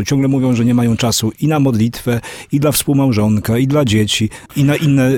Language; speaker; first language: Polish; native; Polish